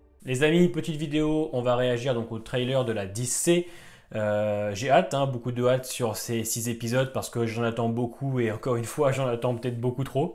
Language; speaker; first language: French; native; French